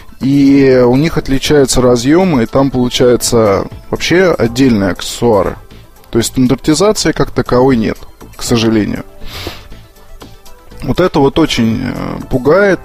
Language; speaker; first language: Russian; native; Russian